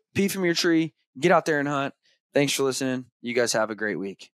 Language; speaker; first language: English; native; English